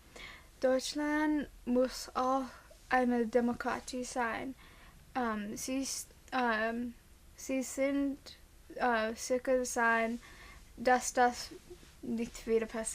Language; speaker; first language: German; non-native, learner; English